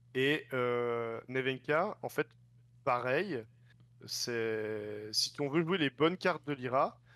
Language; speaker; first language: French; native; French